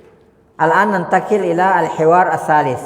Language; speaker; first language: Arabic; non-native, fluent; Indonesian